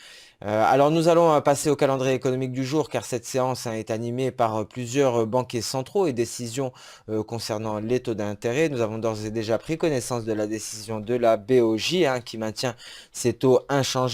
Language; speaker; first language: French; native; French